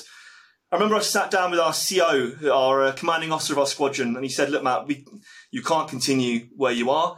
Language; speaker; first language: English; native; English